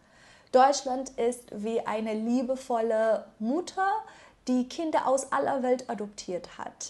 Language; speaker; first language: German; non-native, fluent; Persian